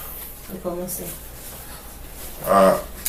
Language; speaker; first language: French; non-native, local second language; Haitian Creole